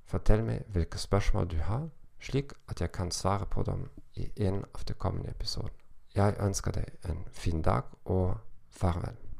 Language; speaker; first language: Norwegian; non-native, learner; German